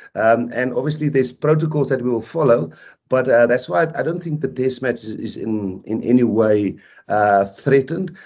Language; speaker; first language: English; non-native, local second language; Afrikaans